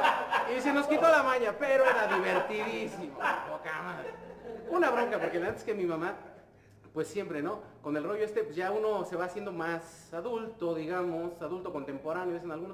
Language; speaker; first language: Spanish; native; Spanish